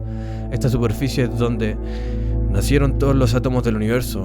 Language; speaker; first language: Spanish; native; Spanish